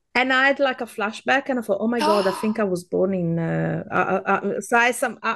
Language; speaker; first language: English; non-native, fluent; Italian